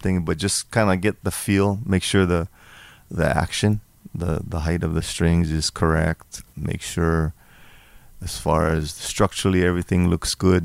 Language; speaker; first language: English; native; English